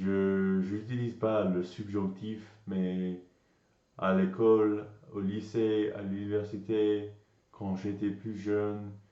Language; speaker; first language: French; non-native, learner; English